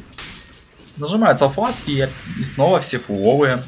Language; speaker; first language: Russian; native; Russian